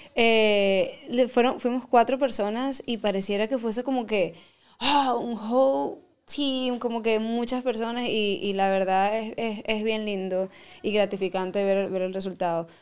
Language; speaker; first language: Spanish; native; Spanish